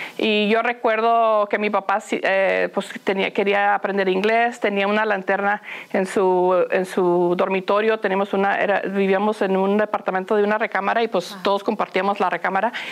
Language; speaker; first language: Spanish; early bilingual, heritage; Spanish